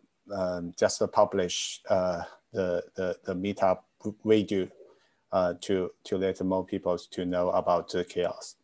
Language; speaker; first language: English; non-native, fluent; Chinese